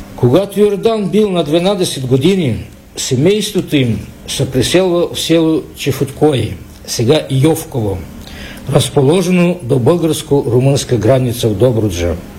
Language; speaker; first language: Bulgarian; early bilingual, heritage; Bulgarian